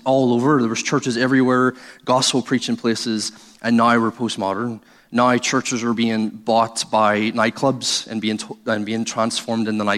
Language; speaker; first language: English; native; English